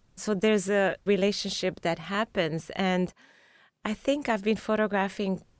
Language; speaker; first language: English; non-native, fluent; Arabic